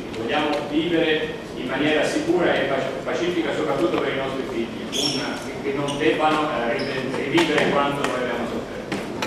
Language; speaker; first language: Italian; native; Italian